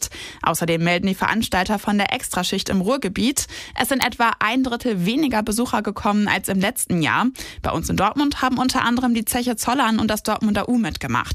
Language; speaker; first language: German; native; German